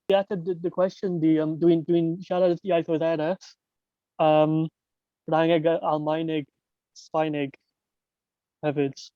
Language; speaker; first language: Welsh; non-native, local second language; English